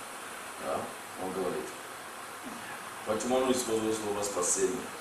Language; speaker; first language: Russian; non-native, learner; English